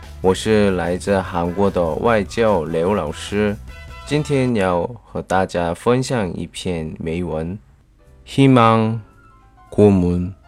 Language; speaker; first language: Chinese; non-native, fluent; Korean